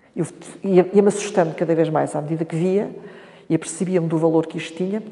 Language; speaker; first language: Portuguese; native; Portuguese